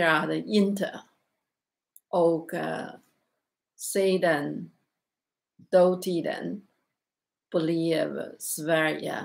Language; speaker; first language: Swedish; non-native, learner; Chinese